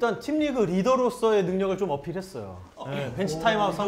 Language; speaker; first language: Korean; native; Korean